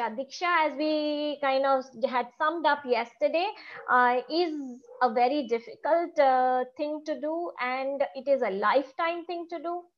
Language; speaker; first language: English; non-native, local second language; Gujarati